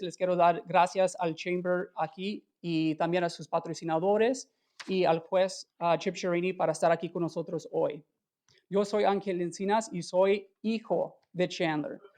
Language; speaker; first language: Spanish; early bilingual, heritage; Spanish